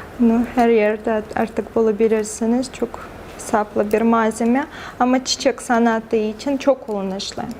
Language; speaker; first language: Turkish; non-native, fluent; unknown